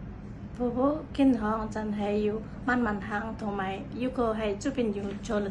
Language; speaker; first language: Cantonese; non-native, learner; Indonesian